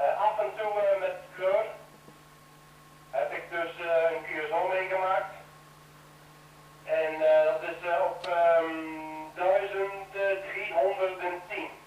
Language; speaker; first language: Dutch; native; Dutch